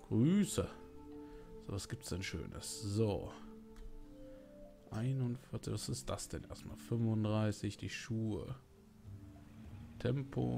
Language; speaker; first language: German; native; German